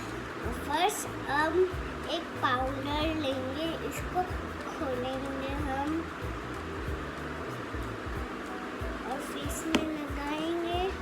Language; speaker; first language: Hindi; non-native, local second language; Assamese